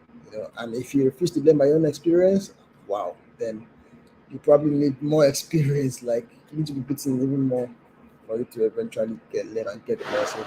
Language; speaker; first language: English; non-native, local second language; Yoruba